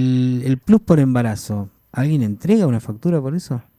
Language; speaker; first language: Spanish; native; Spanish